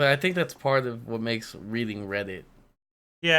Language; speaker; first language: English; native; English